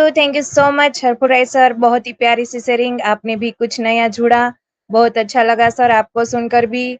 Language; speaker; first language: Hindi; native; Hindi